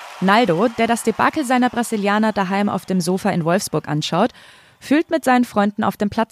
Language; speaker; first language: German; native; German